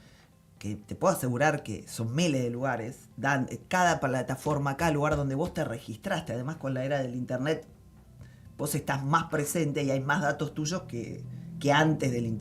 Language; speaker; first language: Spanish; native; Spanish